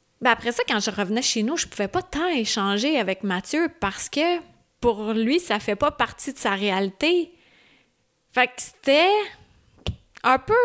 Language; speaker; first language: French; native; French